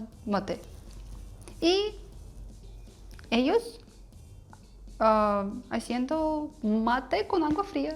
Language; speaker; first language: Spanish; non-native, learner; Russian